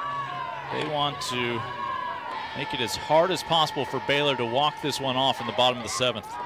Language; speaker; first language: English; native; English